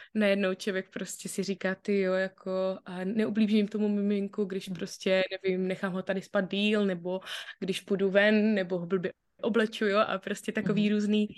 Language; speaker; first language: Czech; native; Czech